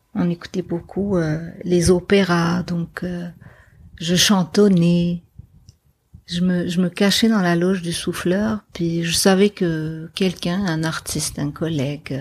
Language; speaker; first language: French; non-native, local second language; Arabic